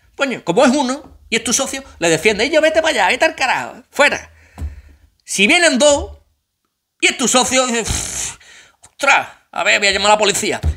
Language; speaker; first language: Spanish; native; Spanish